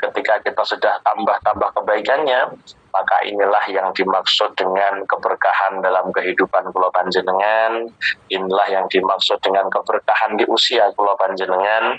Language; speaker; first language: Indonesian; native; Indonesian